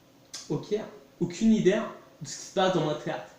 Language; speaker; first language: French; native; French